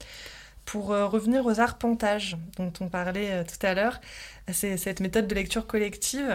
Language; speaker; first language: French; native; French